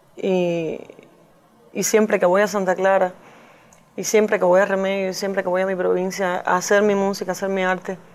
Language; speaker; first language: Spanish; native; Spanish